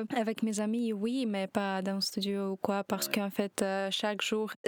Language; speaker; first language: French; non-native, learner; Ukrainian